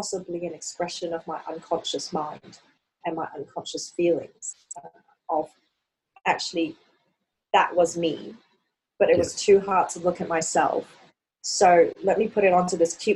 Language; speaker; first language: English; non-native, local second language; Cantonese